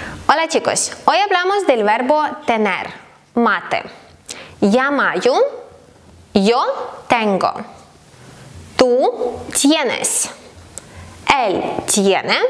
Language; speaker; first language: Spanish; non-native, fluent; Ukrainian